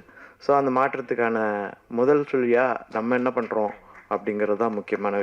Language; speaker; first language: Tamil; native; Tamil